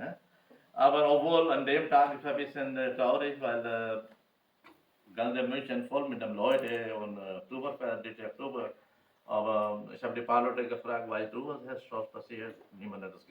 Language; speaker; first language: German; non-native, learner; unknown